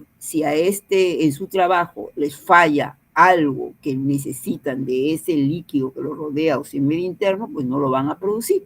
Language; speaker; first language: Spanish; native; Spanish